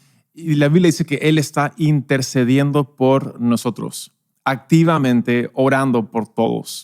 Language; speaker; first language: Spanish; non-native, local second language; English